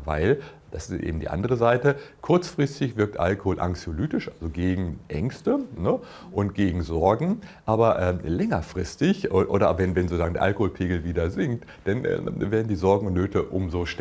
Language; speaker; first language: German; native; German